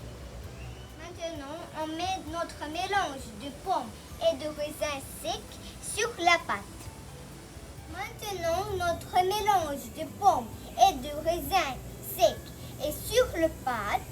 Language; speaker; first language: French; early bilingual, heritage; French